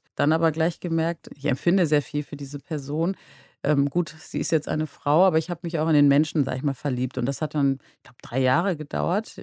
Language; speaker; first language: German; native; German